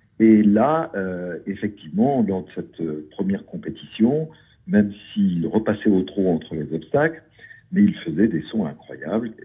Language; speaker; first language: French; native; French